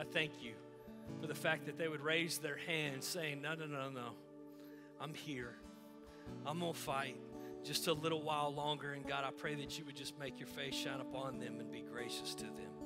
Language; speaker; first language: English; native; English